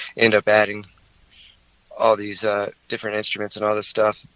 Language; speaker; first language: English; native; English